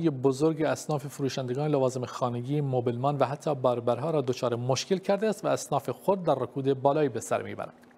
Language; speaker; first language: Persian; non-native, local second language; Kurdish